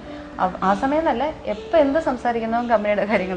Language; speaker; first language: Malayalam; native; Malayalam